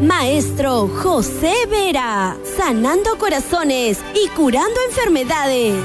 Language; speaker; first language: Spanish; native; Spanish